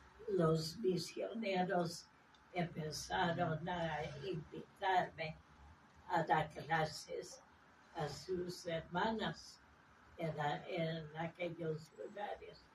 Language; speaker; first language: Spanish; non-native, fluent; English